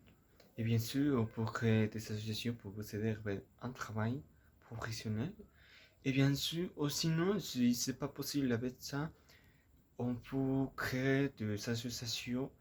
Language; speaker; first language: French; non-native, learner; Spanish